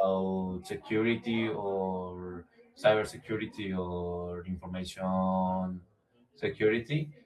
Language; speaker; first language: English; non-native, learner; Spanish